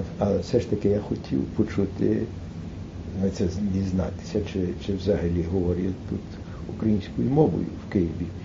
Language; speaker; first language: Ukrainian; early bilingual, heritage; Ukrainian